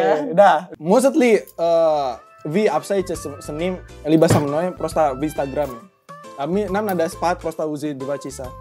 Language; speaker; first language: Russian; non-native, fluent; Indonesian